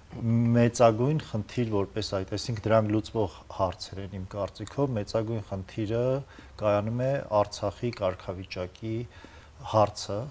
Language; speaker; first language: Armenian; native; Armenian